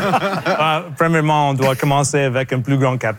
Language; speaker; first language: French; non-native, local second language; English